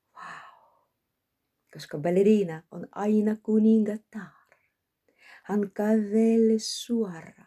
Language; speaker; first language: Finnish; non-native, learner; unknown